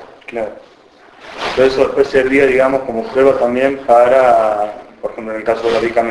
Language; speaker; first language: Spanish; native; Spanish